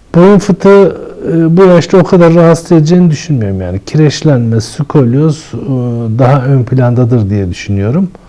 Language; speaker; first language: Turkish; native; Turkish